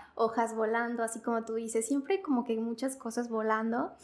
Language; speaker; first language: Spanish; native; Spanish